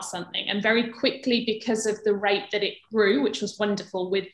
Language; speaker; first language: English; native; English